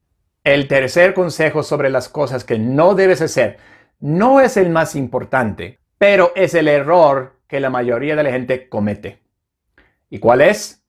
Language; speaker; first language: Spanish; non-native, fluent; English